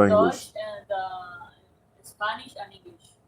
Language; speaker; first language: English; non-native, learner; Spanish